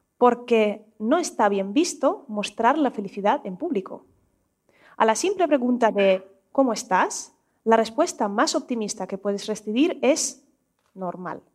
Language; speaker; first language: Spanish; non-native, fluent; Russian